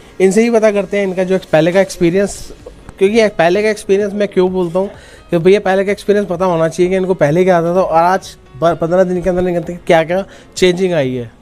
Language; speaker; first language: Hindi; native; Hindi